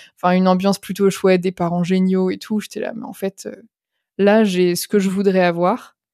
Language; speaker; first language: French; native; French